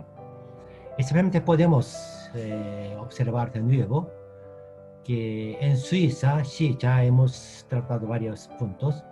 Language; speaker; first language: Spanish; non-native, fluent; Korean